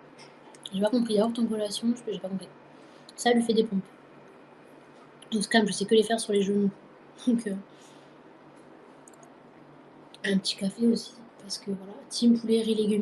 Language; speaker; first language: French; native; French